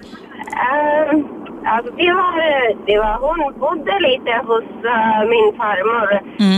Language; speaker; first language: Swedish; non-native, fluent; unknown